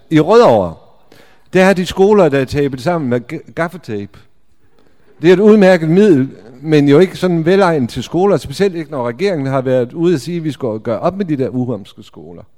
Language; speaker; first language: Danish; native; Danish